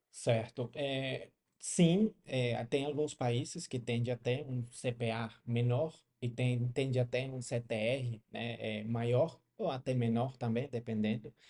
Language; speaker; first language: Portuguese; non-native, fluent; Spanish